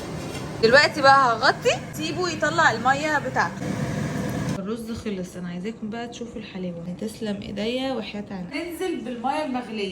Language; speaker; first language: Arabic; native; Arabic